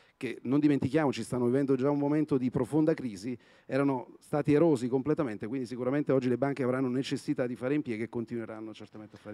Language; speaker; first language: Italian; native; Italian